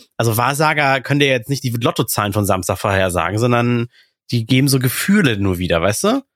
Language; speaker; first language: German; early bilingual, other home language; Russian